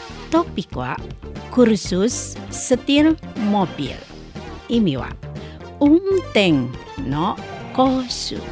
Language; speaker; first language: Japanese; non-native, fluent; Indonesian